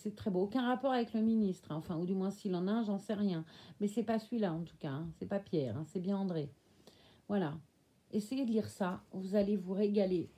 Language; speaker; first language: French; native; French